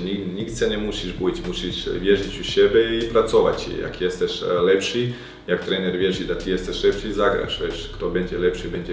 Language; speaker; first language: Polish; non-native, learner; Croatian